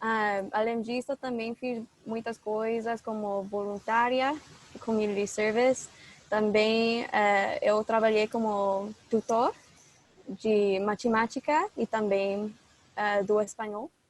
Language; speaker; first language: Portuguese; non-native, fluent; English